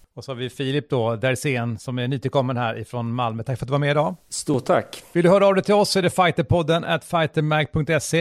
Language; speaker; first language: Swedish; native; Swedish